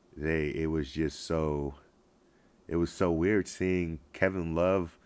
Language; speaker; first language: English; native; English